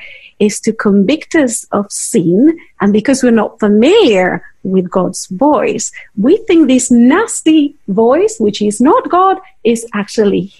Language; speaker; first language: English; non-native, fluent; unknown